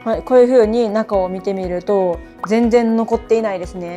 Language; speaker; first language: Japanese; native; Japanese